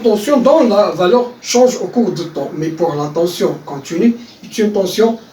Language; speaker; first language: French; non-native, local second language; Arabic